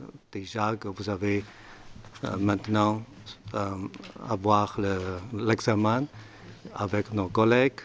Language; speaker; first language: French; non-native, learner; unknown